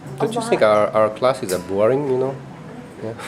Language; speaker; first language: English; non-native, fluent; Japanese